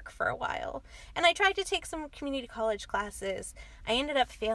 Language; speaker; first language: English; native; English